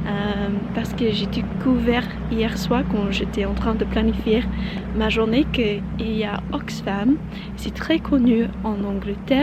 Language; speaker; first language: French; non-native, learner; English